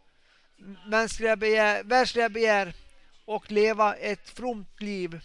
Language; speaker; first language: Swedish; non-native, local second language; Finnish